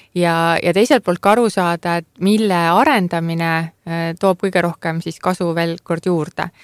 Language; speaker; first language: Estonian; native; Estonian